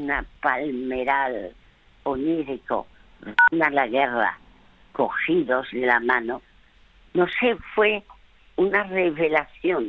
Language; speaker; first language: Spanish; early bilingual, other home language; French